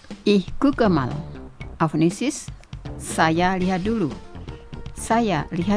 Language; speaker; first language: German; non-native, fluent; Indonesian